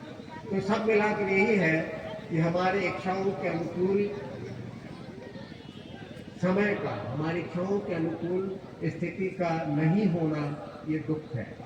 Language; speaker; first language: Hindi; native; Hindi